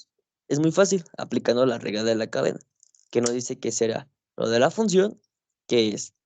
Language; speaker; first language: Spanish; native; Spanish